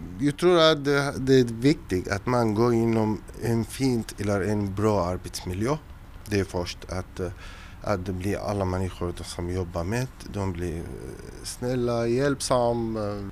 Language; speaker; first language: Swedish; non-native, learner; Arabic